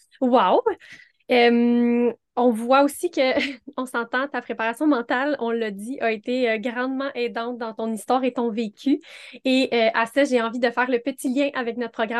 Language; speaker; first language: French; native; French